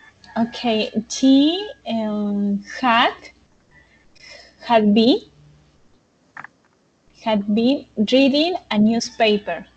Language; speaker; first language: English; non-native, learner; Spanish